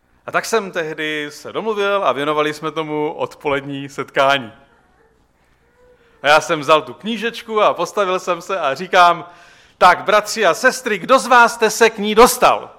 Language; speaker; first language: Czech; native; Czech